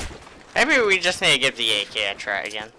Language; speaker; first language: English; native; English